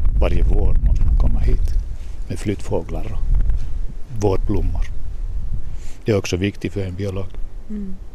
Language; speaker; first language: Swedish; non-native, local second language; Finnish